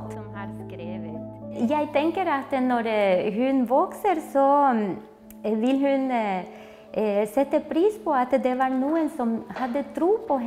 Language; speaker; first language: Norwegian; early bilingual, other home language; Spanish